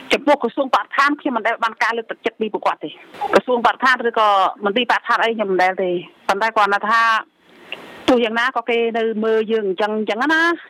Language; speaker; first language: Khmer; non-native, local second language; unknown